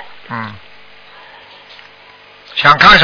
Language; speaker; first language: Chinese; native; Chinese